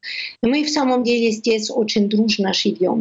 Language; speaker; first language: Russian; non-native, learner; German